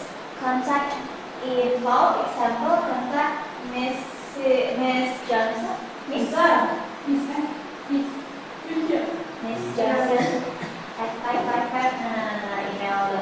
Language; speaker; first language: English; non-native, learner; Indonesian